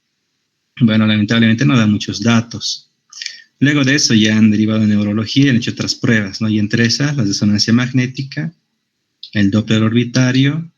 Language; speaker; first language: Spanish; native; Spanish